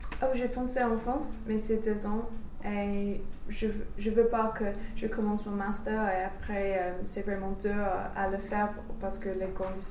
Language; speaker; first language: French; non-native, fluent; English